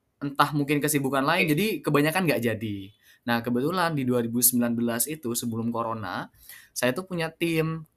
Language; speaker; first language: Indonesian; non-native, local second language; Madurese